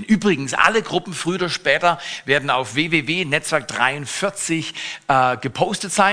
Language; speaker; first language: German; native; German